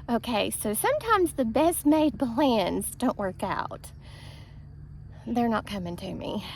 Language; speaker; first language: English; native; English